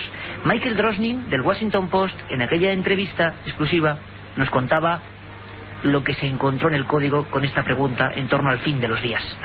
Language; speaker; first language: Spanish; native; Spanish